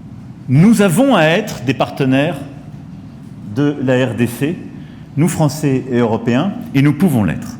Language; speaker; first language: French; native; French